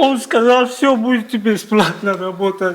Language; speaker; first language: Russian; non-native, learner; Tajik